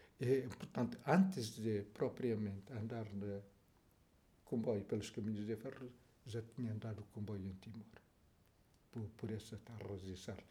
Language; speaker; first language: Portuguese; non-native, local second language; Tetum